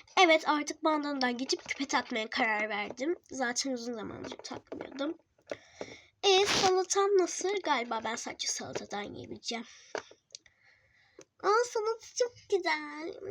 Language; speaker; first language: Turkish; native; Turkish